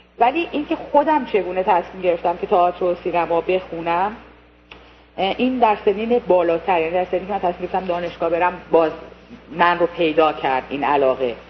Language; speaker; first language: Persian; native; Persian